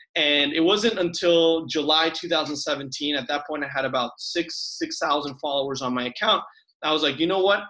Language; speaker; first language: English; early bilingual, other home language; Spanish